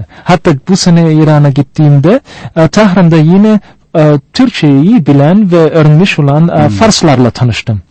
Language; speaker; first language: Turkish; non-native, fluent; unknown